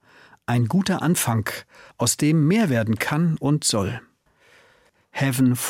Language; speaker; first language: German; native; German